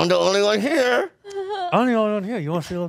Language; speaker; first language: English; native; English